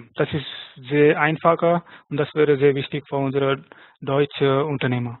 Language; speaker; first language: German; non-native, fluent; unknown